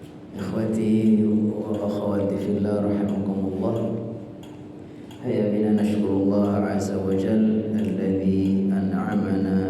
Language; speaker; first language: Arabic; non-native, fluent; Indonesian